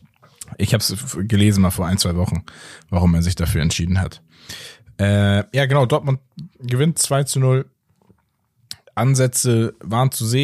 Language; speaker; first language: German; native; German